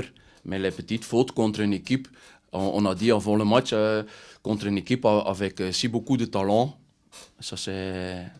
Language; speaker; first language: French; non-native, learner; Dutch